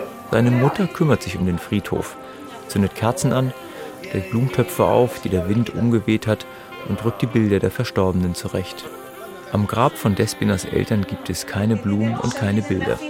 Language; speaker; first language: German; native; German